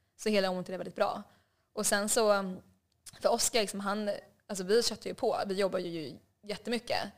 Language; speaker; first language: Swedish; native; Swedish